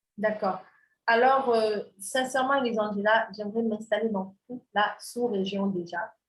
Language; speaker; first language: French; non-native, local second language; Wolof